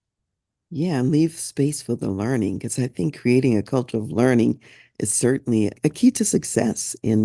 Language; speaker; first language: English; native; English